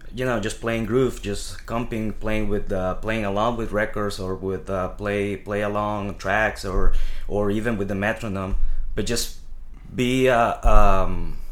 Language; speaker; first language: English; non-native, fluent; Spanish